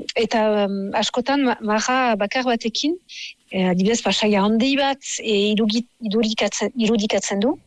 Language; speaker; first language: Basque; native; Basque